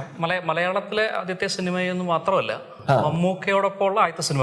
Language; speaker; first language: Malayalam; native; Malayalam